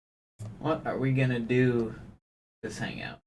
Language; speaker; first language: English; native; English